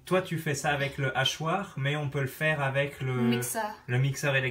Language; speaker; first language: French; native; French